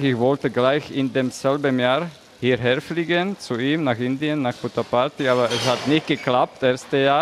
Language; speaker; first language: German; non-native, fluent; Slovak